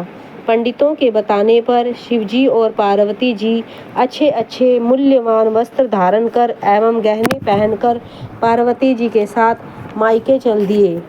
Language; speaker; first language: Hindi; native; Hindi